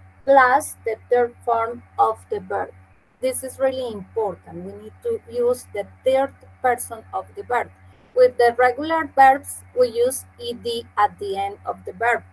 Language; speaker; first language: English; non-native, fluent; Spanish